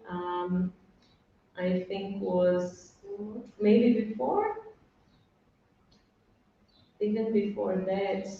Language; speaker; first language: English; non-native, fluent; Portuguese